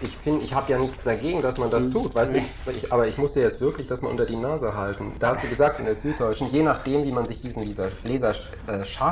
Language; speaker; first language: German; native; German